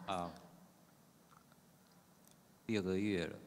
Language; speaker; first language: Chinese; native; Chinese